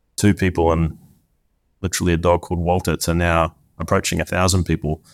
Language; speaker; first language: English; native; English